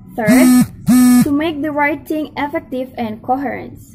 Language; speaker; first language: English; non-native, fluent; Indonesian